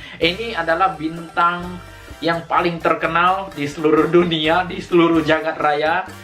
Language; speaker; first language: Indonesian; native; Indonesian